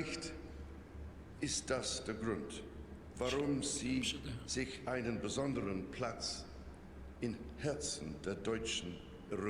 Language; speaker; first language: German; non-native, fluent; English